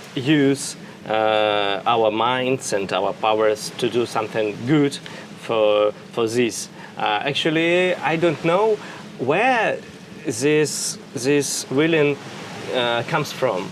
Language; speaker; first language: English; non-native, fluent; Russian